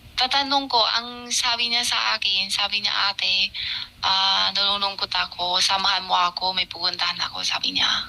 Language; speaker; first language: Filipino; non-native, learner; Chinese